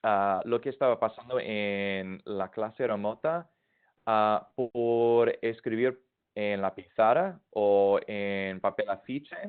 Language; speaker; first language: Spanish; non-native, fluent; English